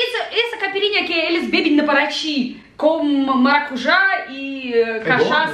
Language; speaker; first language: Portuguese; non-native, learner; Russian